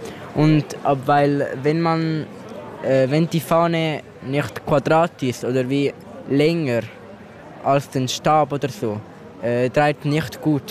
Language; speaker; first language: German; early bilingual, other home language; Italian